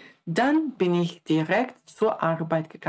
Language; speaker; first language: German; non-native, fluent; Croatian